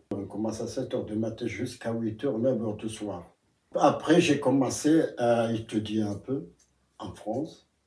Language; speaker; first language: French; non-native, fluent; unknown